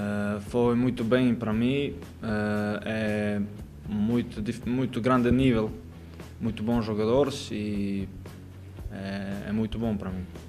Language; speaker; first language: Portuguese; non-native, learner; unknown